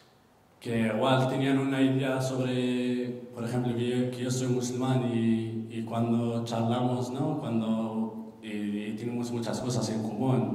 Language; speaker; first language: Spanish; non-native, fluent; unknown